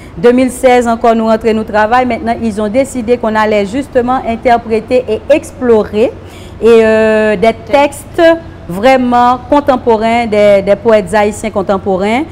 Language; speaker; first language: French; non-native, local second language; Haitian Creole